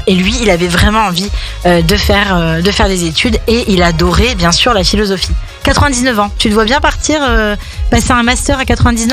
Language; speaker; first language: French; native; French